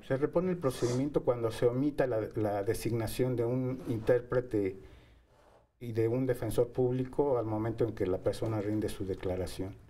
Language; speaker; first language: Spanish; native; Spanish